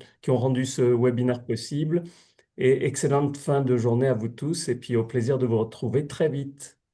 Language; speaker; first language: French; native; French